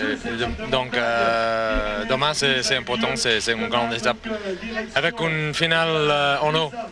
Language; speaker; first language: French; non-native, learner; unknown